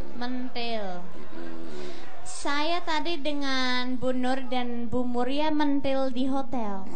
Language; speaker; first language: Indonesian; non-native, fluent; English